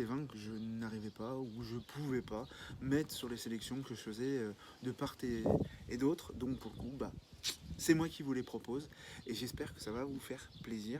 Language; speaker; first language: French; native; French